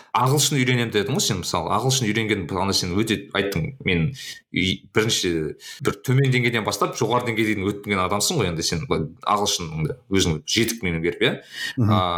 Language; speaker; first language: Kazakh; native; Kazakh